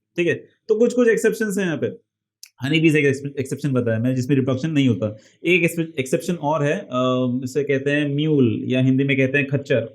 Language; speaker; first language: Hindi; non-native, local second language; Marathi